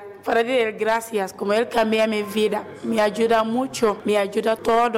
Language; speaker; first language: Spanish; non-native, learner; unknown